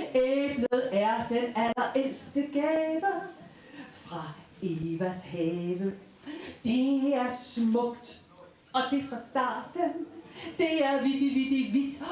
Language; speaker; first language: Danish; native; Danish